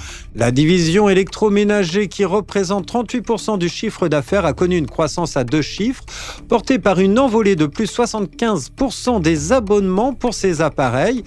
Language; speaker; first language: French; native; French